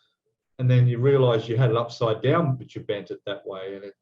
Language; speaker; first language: English; native; English